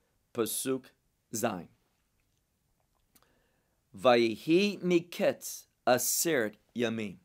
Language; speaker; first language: Hebrew; non-native, fluent; English